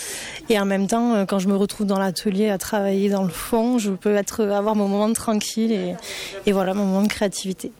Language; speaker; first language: French; native; French